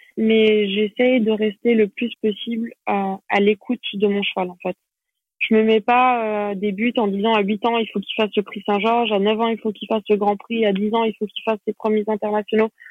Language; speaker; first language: French; native; French